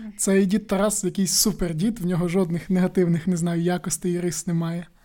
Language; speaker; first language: Ukrainian; native; Ukrainian